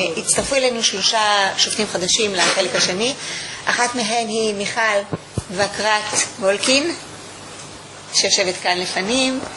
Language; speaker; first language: Hebrew; native; Hebrew